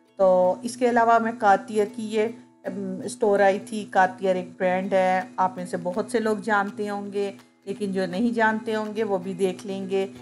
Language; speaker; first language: Urdu; native; Urdu